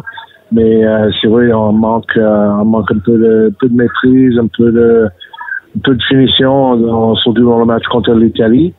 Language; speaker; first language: French; non-native, fluent; English